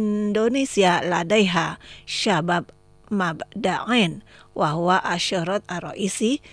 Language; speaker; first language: Arabic; non-native, fluent; Indonesian